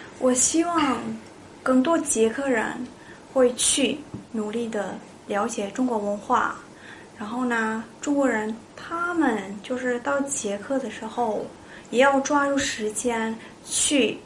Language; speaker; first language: Chinese; non-native, fluent; Czech